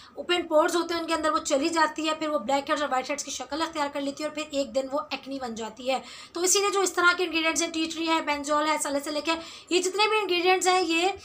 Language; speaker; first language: Hindi; native; Hindi